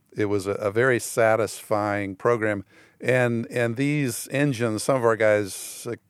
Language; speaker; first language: English; native; English